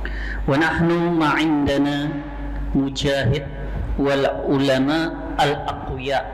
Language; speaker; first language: Arabic; non-native, local second language; Indonesian